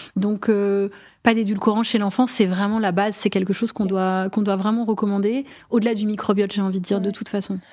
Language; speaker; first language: French; native; French